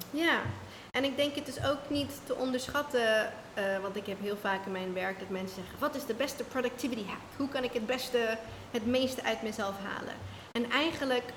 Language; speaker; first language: Dutch; non-native, fluent; English